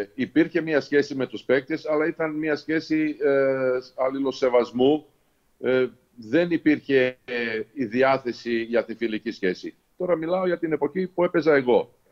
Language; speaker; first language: Greek; non-native, fluent; Serbian